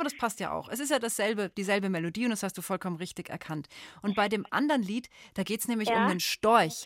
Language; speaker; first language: German; native; German